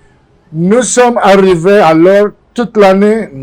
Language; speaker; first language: French; non-native, fluent; Spanish